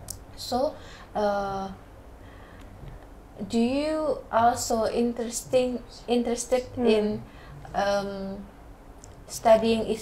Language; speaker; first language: English; non-native, learner; Indonesian